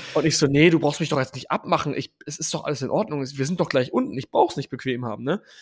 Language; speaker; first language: German; native; German